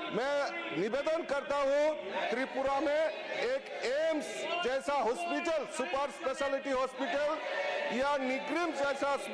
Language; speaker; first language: Hindi; non-native, local second language; Bangla